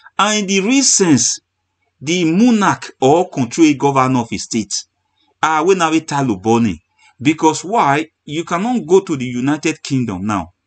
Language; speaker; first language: Nigerian Pidgin; non-native, local second language; Bini